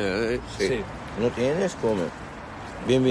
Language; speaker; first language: Spanish; non-native, learner; Arabic